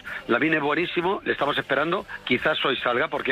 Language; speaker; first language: Spanish; native; Spanish